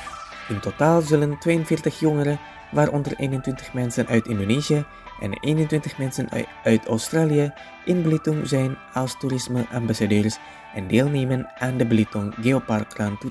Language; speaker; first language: Dutch; non-native, fluent; Indonesian